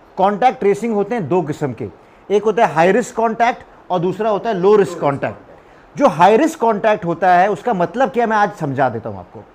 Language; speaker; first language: Hindi; non-native, local second language; Marathi